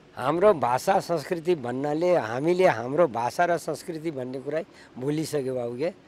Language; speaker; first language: Nepali; non-native, local second language; Gurung